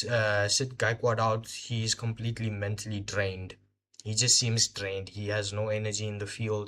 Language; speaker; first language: English; non-native, local second language; Hindi